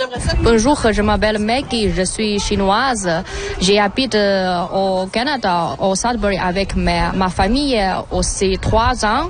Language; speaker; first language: French; non-native, learner; Chinese